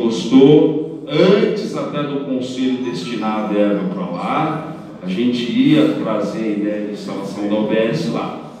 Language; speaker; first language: Portuguese; native; Portuguese